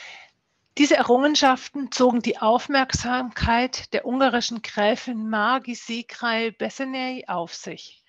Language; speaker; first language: German; native; German